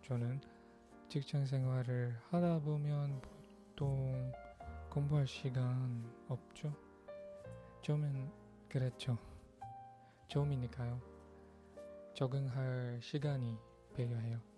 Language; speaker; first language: Korean; non-native, learner; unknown